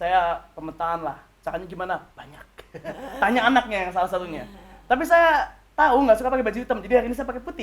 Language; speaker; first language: Indonesian; native; Indonesian